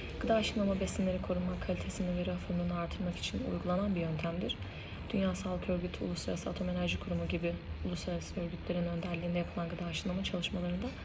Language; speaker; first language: Turkish; native; Turkish